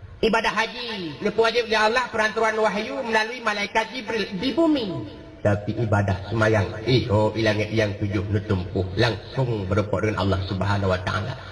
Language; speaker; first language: Malay; non-native, local second language; Achinese